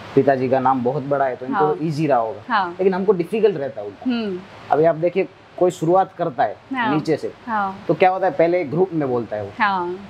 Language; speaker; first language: Hindi; non-native, local second language; Kachhi